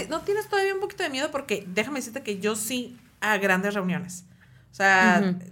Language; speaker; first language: Spanish; native; Spanish